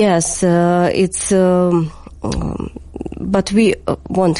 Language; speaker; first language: English; non-native, learner; Ukrainian